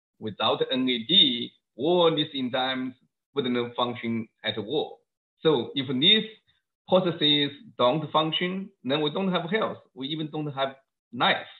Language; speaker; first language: English; non-native, fluent; Chinese